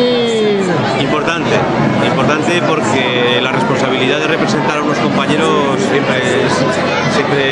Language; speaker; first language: Spanish; native; Spanish